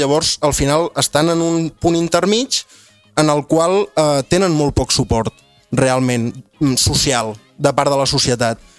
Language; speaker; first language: Catalan; native; Catalan